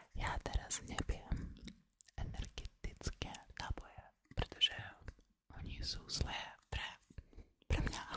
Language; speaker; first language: Slovak; non-native, learner; Russian